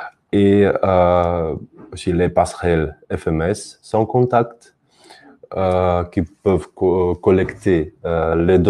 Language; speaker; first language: French; non-native, fluent; Russian